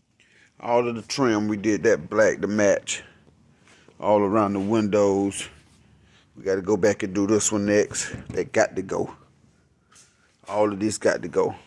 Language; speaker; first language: English; native; English